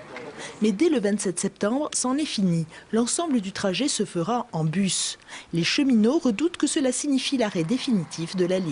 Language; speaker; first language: French; native; French